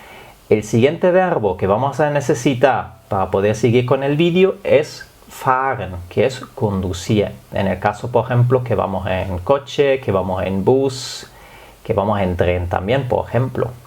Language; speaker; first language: Spanish; non-native, fluent; German